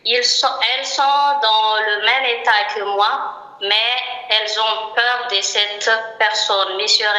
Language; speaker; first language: French; non-native, local second language; Malagasy